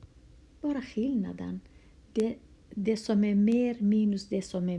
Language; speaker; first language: Swedish; non-native, fluent; Kurdish